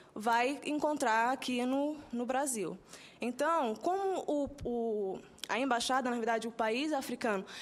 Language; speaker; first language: Portuguese; non-native, local second language; Kabuverdianu